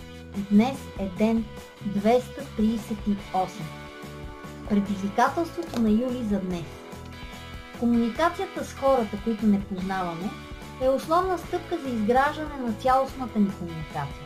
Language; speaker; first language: Bulgarian; native; Bulgarian